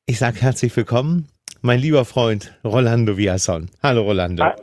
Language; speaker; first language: German; native; German